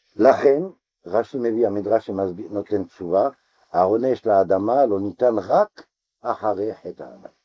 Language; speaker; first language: Hebrew; non-native, fluent; French